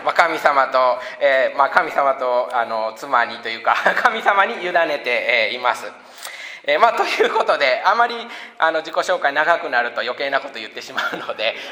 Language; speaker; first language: Japanese; native; Japanese